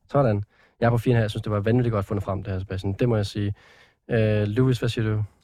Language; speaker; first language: Danish; native; Danish